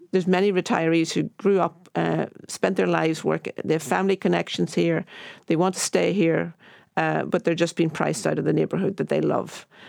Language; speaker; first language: English; native; English